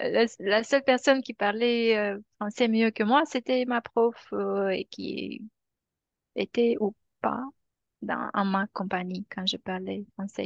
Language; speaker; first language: French; non-native, fluent; Romanian